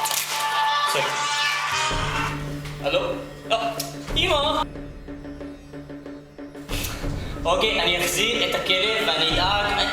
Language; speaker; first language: Hebrew; native; Hebrew